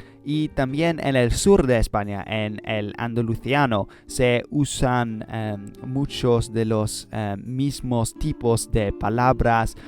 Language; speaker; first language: Spanish; non-native, learner; English